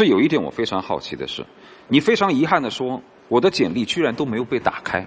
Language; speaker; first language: Chinese; native; Chinese